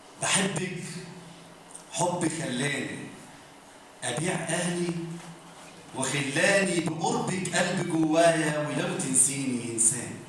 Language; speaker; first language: Arabic; native; Arabic